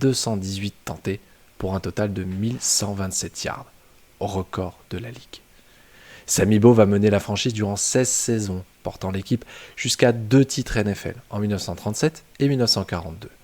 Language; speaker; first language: French; native; French